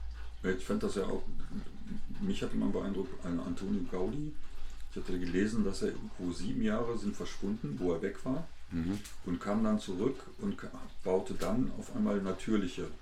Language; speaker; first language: German; native; German